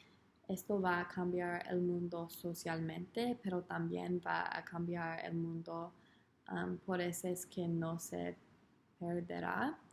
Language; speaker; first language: Spanish; non-native, learner; English